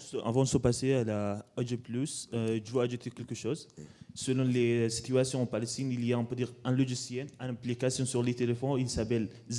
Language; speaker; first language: French; non-native, learner; Arabic